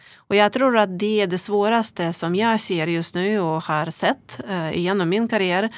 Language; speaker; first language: Swedish; non-native, fluent; Russian